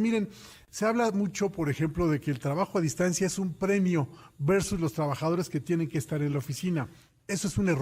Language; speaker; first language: Spanish; native; Spanish